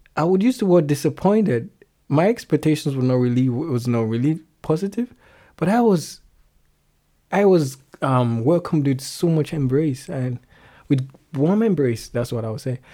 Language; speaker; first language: English; non-native, local second language; Yoruba